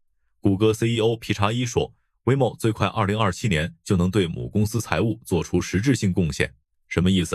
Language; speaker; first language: Chinese; native; Chinese